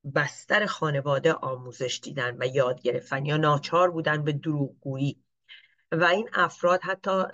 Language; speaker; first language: Persian; native; Persian